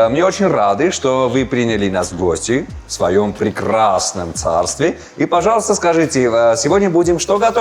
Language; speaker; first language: Russian; non-native, fluent; Armenian